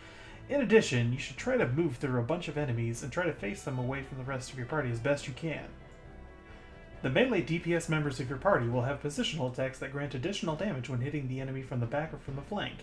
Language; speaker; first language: English; native; English